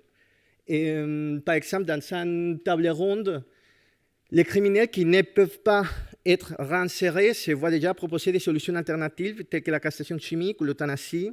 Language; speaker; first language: French; non-native, fluent; Spanish